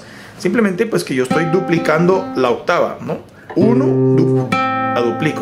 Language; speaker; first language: Spanish; native; Spanish